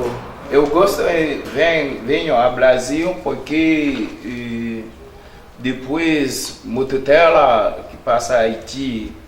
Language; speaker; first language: Portuguese; non-native, learner; Haitian Creole